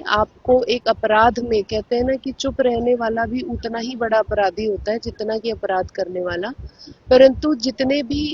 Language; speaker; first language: Hindi; native; Hindi